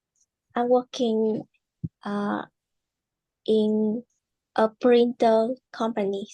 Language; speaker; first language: English; non-native, learner; Vietnamese